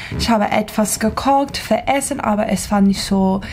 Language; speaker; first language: German; non-native, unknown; English